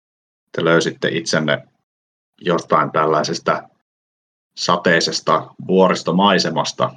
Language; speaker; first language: Finnish; native; Finnish